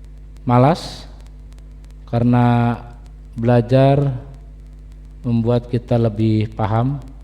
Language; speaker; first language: Indonesian; native; Indonesian